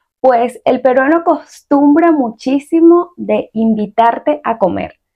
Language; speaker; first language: Spanish; native; Spanish